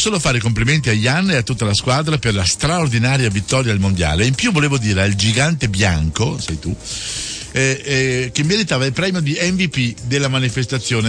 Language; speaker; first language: Italian; native; Italian